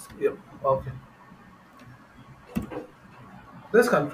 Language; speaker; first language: English; non-native, fluent; Bangla